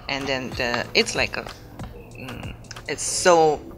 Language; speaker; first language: English; non-native, learner; Japanese